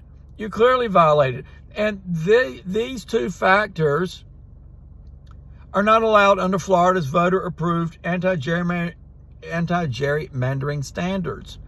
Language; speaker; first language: English; native; English